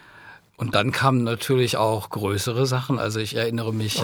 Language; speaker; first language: German; native; German